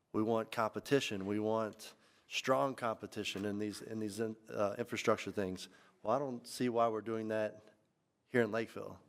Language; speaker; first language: English; native; English